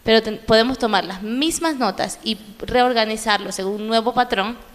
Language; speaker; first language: Spanish; native; Spanish